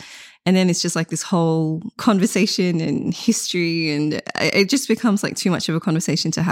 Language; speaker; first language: English; early bilingual, other home language; Uyghur